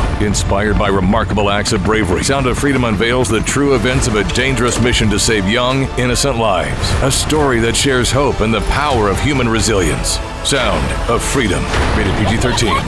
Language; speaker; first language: English; native; English